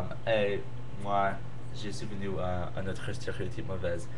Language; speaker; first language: French; non-native, learner; English